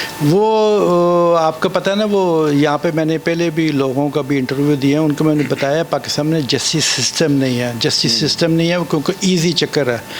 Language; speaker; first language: Urdu; non-native, local second language; Punjabi